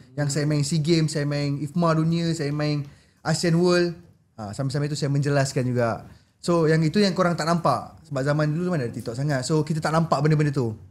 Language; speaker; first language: Malay; native; Malay